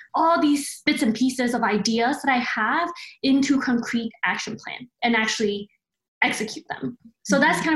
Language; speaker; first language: English; early bilingual, other home language; Chinese